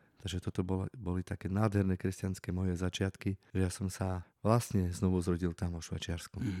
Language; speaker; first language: Slovak; non-native, local second language; Romany